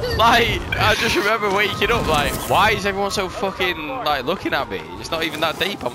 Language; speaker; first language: English; native; English